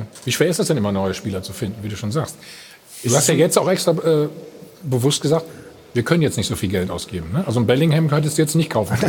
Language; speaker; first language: German; native; German